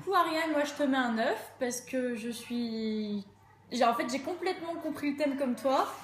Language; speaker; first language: French; native; French